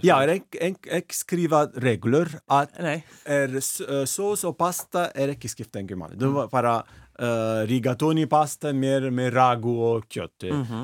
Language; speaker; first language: Icelandic; non-native, learner; Italian